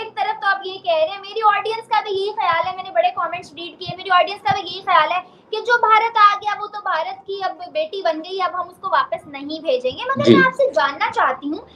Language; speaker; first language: Urdu; native; Urdu